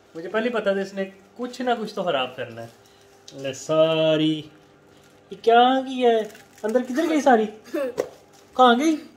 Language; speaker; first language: Urdu; non-native, local second language; Punjabi